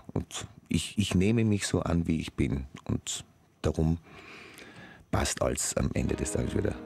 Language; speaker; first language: German; native; German